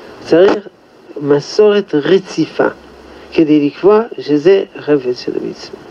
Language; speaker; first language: Hebrew; non-native, fluent; French